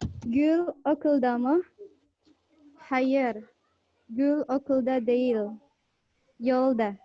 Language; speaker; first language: Turkish; non-native, learner; Indonesian